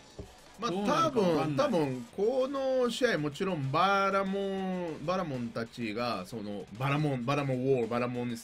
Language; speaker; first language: Japanese; non-native, learner; Spanish